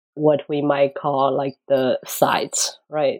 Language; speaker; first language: English; non-native, fluent; Chinese